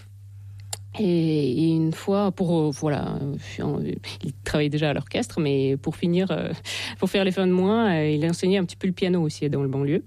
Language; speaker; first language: French; non-native, fluent; Russian